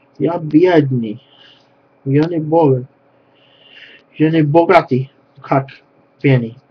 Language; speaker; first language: Russian; non-native, learner; English